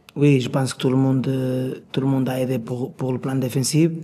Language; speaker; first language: French; non-native, learner; Portuguese